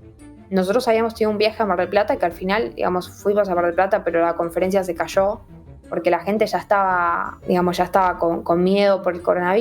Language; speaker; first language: Spanish; native; Spanish